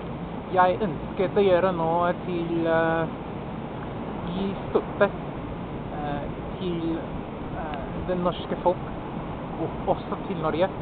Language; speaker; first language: Norwegian; non-native, learner; English